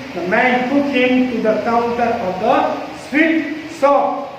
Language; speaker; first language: English; non-native, local second language; Hindi